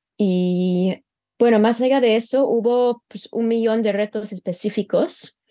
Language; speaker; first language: Spanish; non-native, fluent; English